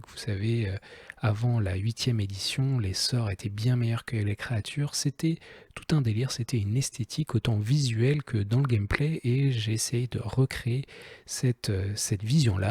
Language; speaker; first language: French; native; French